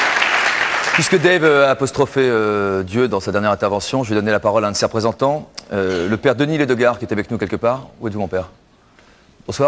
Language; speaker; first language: French; native; French